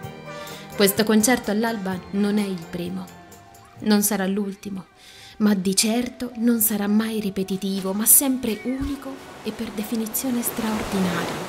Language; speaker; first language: Italian; native; Italian